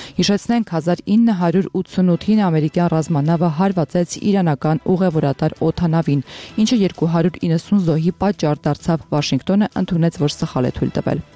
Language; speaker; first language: Armenian; native; Armenian